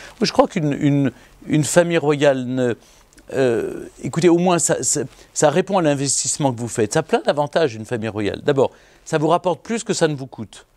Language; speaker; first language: French; native; French